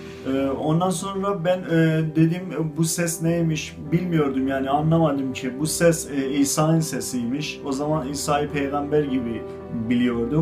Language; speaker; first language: Turkish; non-native, learner; Azerbaijani